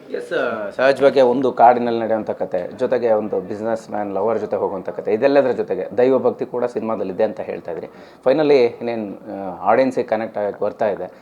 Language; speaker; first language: Kannada; native; Kannada